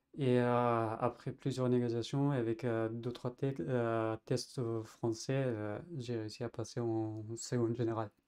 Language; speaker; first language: French; non-native, fluent; Persian